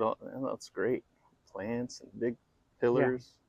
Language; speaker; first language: English; native; English